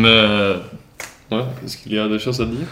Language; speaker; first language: French; non-native, learner; Swedish